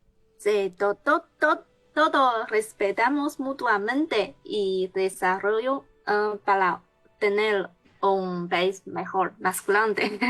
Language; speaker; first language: Spanish; non-native, learner; Chinese